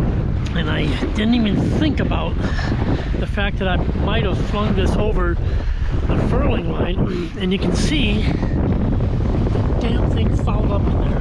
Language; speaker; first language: English; native; English